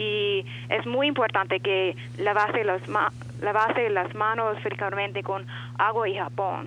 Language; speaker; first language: Spanish; non-native, learner; English